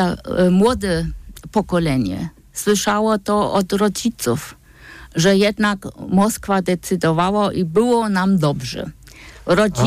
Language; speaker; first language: Polish; non-native, fluent; German